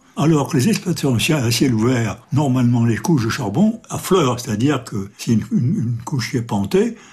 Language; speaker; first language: French; native; French